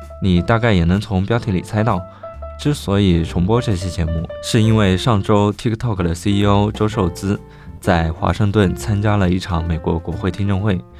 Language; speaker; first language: Chinese; native; Chinese